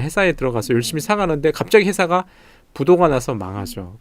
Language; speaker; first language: Korean; native; Korean